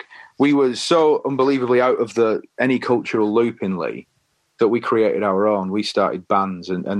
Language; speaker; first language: English; native; English